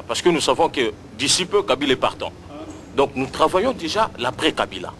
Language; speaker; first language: French; non-native, local second language; Lingala